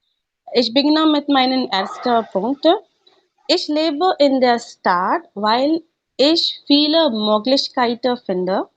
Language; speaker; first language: German; non-native, learner; Hindi